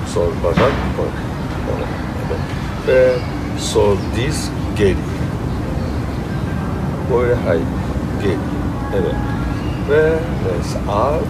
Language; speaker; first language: Turkish; non-native, learner; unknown